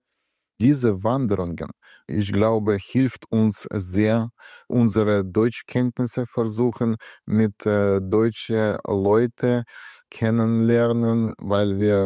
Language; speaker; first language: German; non-native, learner; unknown